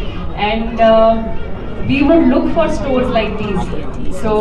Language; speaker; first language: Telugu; non-native, learner; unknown